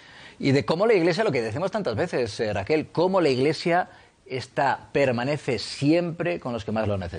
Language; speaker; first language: Spanish; native; Spanish